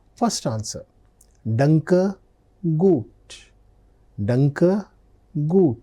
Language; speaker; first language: German; non-native, fluent; Telugu